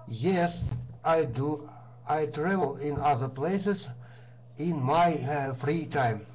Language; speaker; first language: English; non-native, learner; Russian